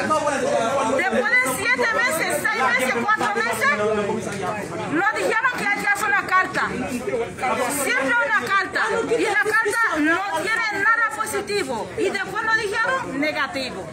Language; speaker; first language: Spanish; non-native, fluent; Haitian Creole